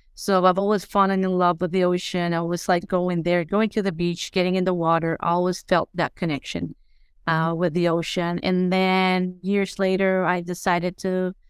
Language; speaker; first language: English; non-native, fluent; Spanish